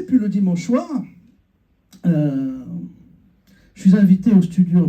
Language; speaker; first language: French; native; French